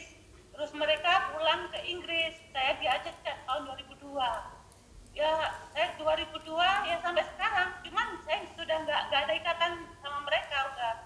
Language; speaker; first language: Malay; non-native, local second language; Javanese